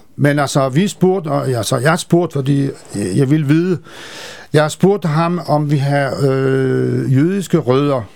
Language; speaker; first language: Danish; non-native, fluent; French